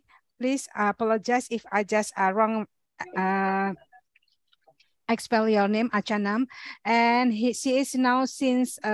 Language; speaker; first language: English; non-native, learner; Indonesian